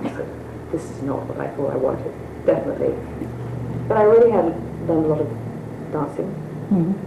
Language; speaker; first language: English; native; English